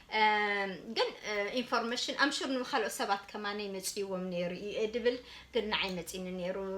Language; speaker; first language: Tigrinya; early bilingual, heritage; Tigrinya